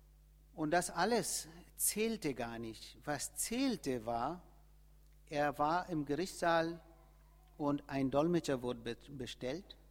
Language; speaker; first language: German; non-native, fluent; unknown